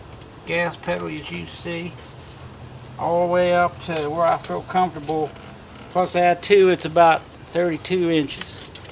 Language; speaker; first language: English; native; English